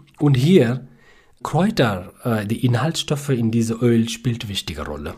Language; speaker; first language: German; non-native, learner; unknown